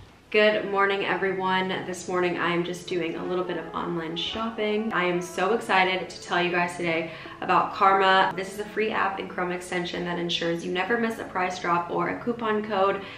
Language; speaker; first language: English; native; English